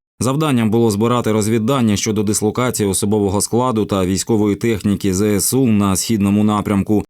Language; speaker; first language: Ukrainian; native; Ukrainian